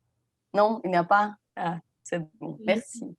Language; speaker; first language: French; non-native, fluent; Portuguese